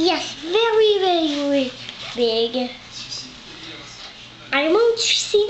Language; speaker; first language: English; non-native, learner; French